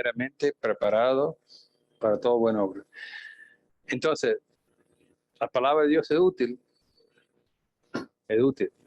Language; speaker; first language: Spanish; non-native, fluent; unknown